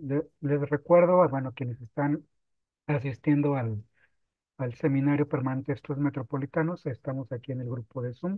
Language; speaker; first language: Spanish; native; Spanish